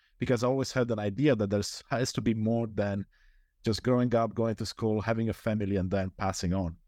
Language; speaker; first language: English; non-native, fluent; Romanian